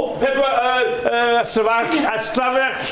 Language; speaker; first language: Welsh; non-native, learner; English